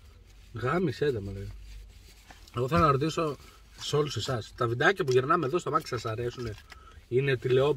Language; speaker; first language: Greek; native; Greek